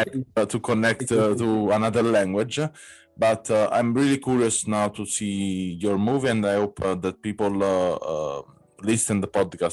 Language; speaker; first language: English; non-native, fluent; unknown